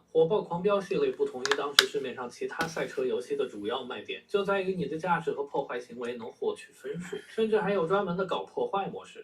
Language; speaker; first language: Chinese; native; Chinese